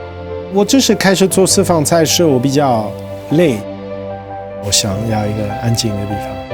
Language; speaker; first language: Chinese; non-native, fluent; French